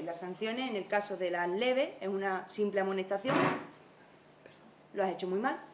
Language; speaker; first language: Spanish; native; Spanish